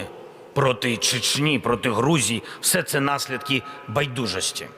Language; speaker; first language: Ukrainian; non-native, local second language; Russian